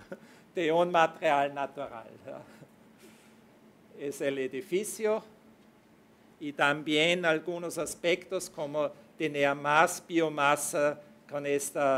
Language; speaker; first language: Spanish; non-native, fluent; German